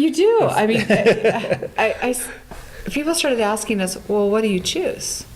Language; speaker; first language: English; native; English